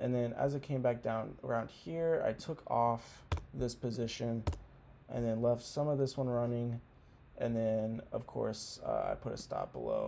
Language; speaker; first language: English; native; English